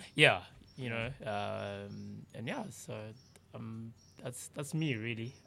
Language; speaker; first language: English; non-native, local second language; Zulu